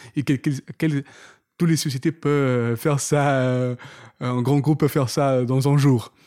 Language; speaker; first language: French; non-native, fluent; Portuguese